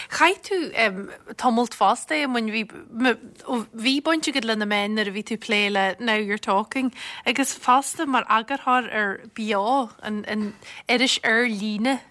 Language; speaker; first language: Irish; native; Irish